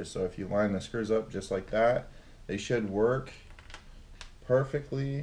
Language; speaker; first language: English; native; English